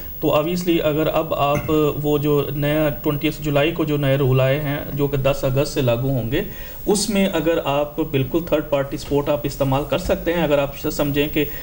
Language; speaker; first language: Urdu; non-native, local second language; Punjabi